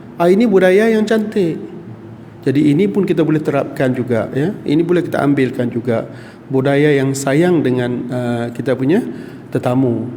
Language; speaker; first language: Malay; non-native, local second language; Iban